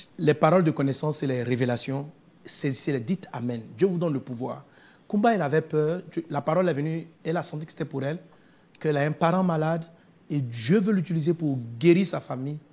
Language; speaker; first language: French; non-native, local second language; Dyula